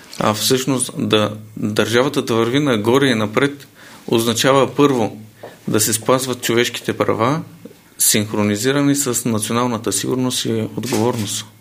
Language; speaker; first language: Bulgarian; non-native, local second language; Turkish